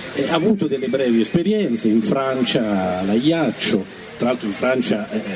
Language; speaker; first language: Italian; native; Italian